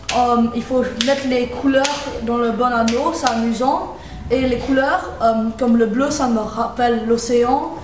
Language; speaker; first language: French; early bilingual, heritage; French